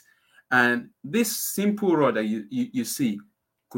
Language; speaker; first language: English; non-native, local second language; Yoruba